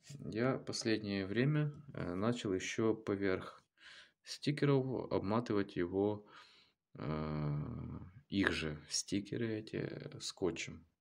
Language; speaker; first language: Russian; native; Russian